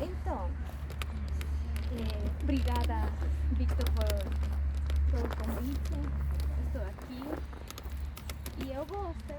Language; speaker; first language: Portuguese; non-native, fluent; Spanish